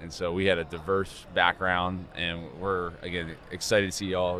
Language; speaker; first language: English; native; English